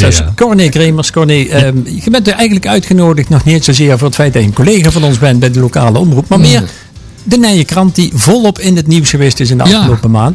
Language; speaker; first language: Dutch; native; Dutch